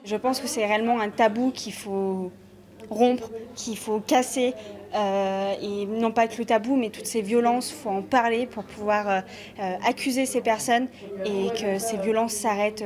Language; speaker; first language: French; native; French